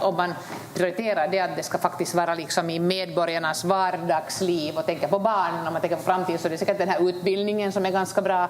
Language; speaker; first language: Swedish; native; Swedish